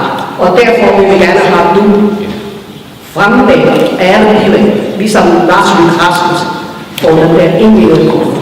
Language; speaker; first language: Danish; non-native, fluent; Chinese